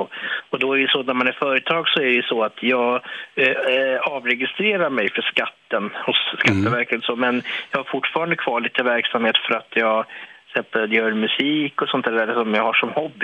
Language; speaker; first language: Swedish; native; Swedish